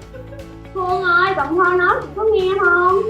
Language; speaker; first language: Vietnamese; native; Vietnamese